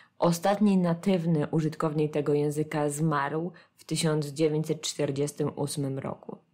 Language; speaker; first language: Polish; native; Polish